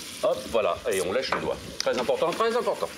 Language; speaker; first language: French; native; French